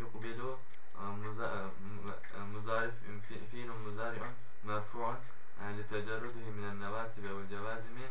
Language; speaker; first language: Arabic; non-native, learner; Turkish